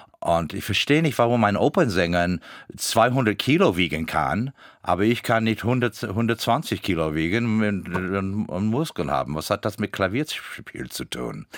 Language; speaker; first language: German; non-native, fluent; English